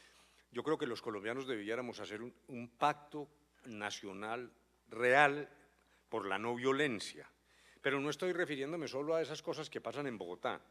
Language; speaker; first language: Spanish; native; Spanish